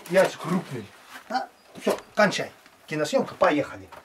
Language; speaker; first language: Russian; native; Russian